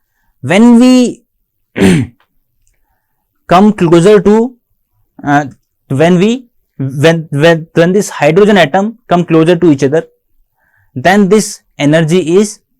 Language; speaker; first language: English; non-native, local second language; Hindi